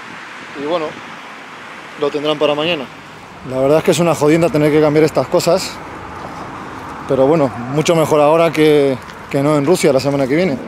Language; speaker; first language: Spanish; native; Spanish